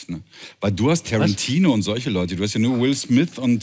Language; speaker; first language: German; native; German